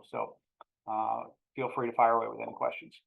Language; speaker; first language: English; native; English